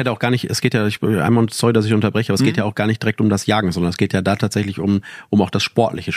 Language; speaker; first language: German; native; German